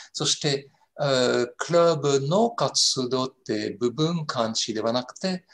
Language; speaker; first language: Japanese; non-native, fluent; French